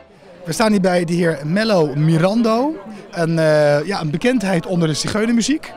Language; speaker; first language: Dutch; native; Dutch